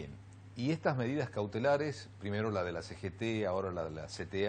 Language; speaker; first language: Spanish; native; Spanish